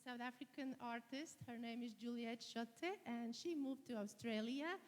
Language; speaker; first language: English; non-native, fluent; Latvian